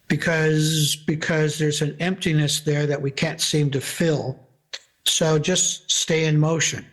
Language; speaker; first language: English; native; English